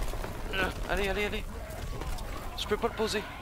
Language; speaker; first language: French; native; French